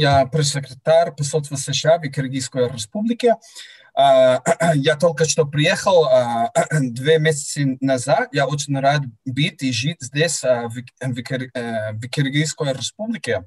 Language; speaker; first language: Russian; non-native, fluent; English